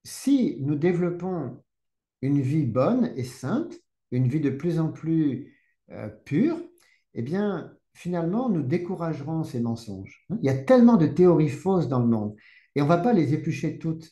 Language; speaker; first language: French; native; French